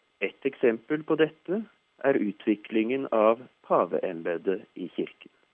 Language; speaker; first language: Norwegian; native; Norwegian